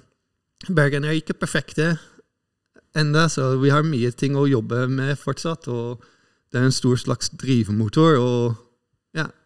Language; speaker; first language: Norwegian; non-native, fluent; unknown